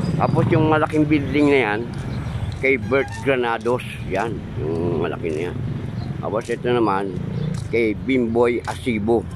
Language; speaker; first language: Filipino; non-native, local second language; Waray